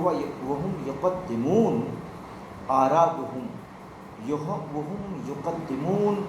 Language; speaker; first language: Arabic; non-native, fluent; Urdu